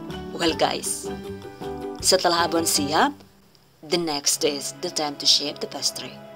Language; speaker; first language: English; non-native, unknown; Indonesian